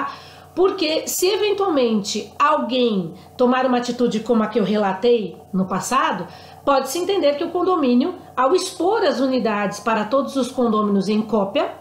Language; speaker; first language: Portuguese; native; Portuguese